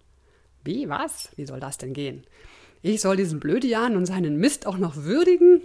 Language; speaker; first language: German; native; German